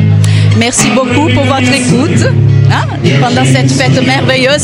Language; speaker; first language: French; non-native, fluent; Portuguese